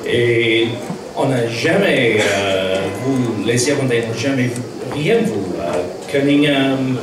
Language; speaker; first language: French; non-native, fluent; English